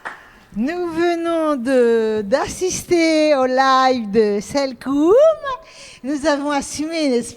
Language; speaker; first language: French; native; French